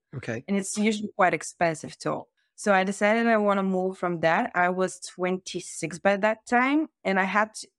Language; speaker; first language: English; non-native, fluent; Bulgarian